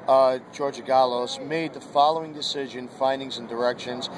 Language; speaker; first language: English; native; English